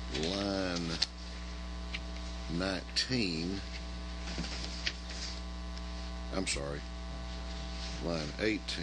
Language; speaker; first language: English; native; English